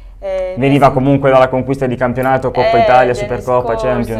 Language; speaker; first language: Italian; native; Italian